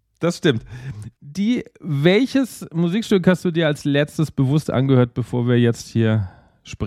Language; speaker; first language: German; native; German